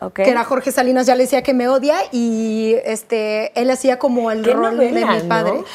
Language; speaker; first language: Spanish; non-native, fluent; Russian